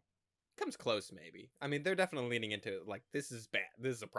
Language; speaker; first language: English; native; English